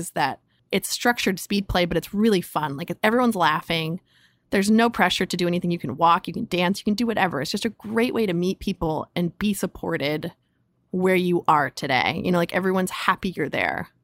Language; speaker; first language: English; native; English